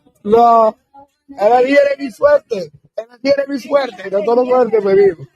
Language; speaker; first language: Spanish; non-native, learner; English